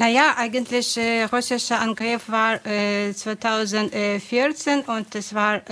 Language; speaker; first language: German; non-native, fluent; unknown